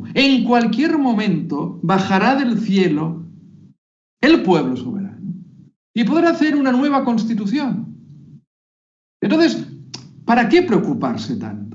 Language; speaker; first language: Spanish; native; Spanish